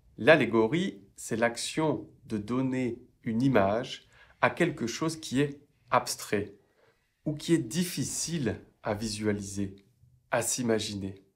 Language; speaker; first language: French; native; French